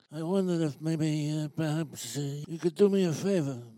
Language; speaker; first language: English; native; English